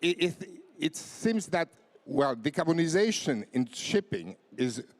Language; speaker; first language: English; non-native, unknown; French